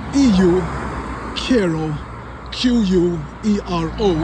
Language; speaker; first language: Portuguese; non-native, learner; English